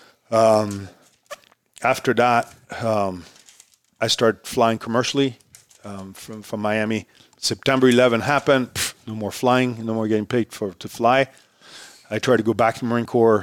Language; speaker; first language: English; non-native, fluent; French